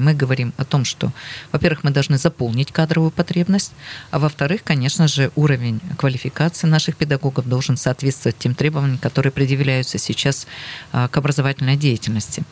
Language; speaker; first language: Russian; native; Russian